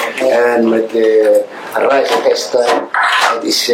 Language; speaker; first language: Dutch; non-native, learner; Somali